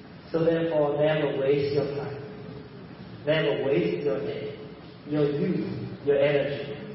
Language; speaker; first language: English; early bilingual, other home language; Vietnamese